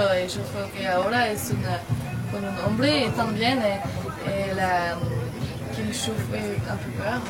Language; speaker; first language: Spanish; non-native, learner; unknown